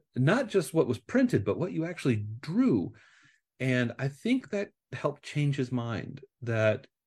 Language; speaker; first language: English; native; English